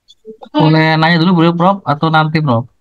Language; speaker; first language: Indonesian; native; Indonesian